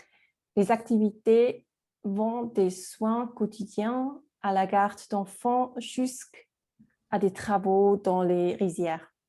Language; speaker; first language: French; non-native, fluent; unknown